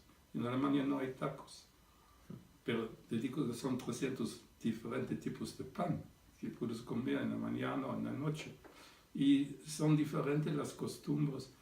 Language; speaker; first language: Spanish; non-native, fluent; German